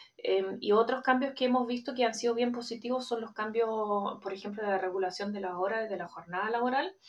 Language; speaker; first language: Spanish; non-native, fluent; German